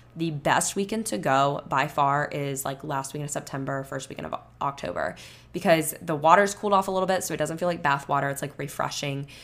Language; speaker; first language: English; native; English